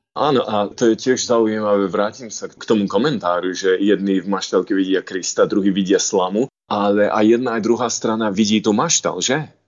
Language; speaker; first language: Slovak; native; Slovak